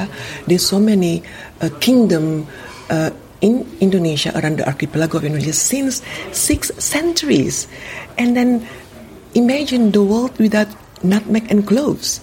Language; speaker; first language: English; non-native, fluent; Indonesian